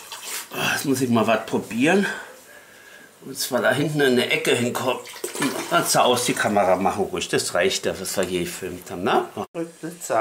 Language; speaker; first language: German; native; German